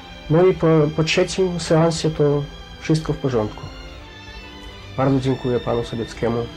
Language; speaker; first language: Polish; non-native, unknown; Russian